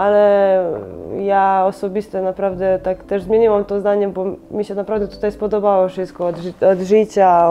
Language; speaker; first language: Polish; non-native, fluent; Serbian